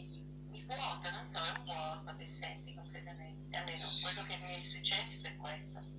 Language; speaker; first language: Italian; native; Italian